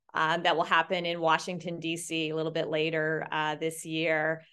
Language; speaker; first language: English; native; English